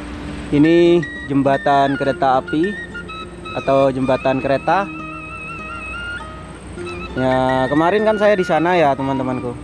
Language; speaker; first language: Indonesian; non-native, local second language; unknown